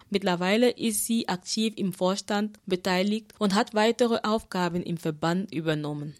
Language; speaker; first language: German; native; German